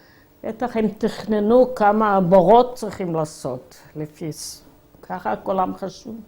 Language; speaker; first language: Hebrew; non-native, fluent; Yiddish